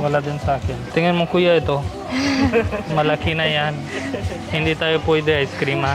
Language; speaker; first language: Filipino; non-native, learner; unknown